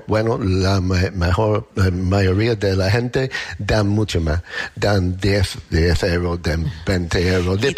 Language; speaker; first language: Spanish; non-native, learner; English